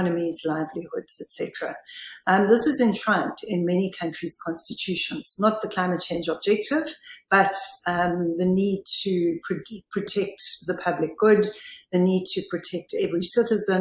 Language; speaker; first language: English; native; English